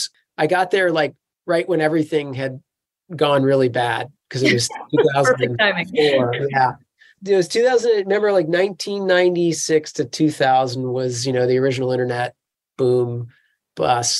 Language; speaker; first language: English; native; English